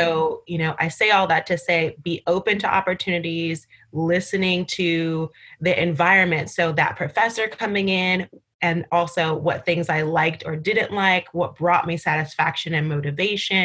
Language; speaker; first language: English; native; English